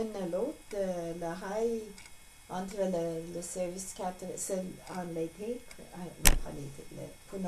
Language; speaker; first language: French; non-native, learner; English